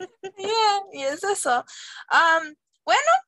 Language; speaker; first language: Spanish; non-native, fluent; English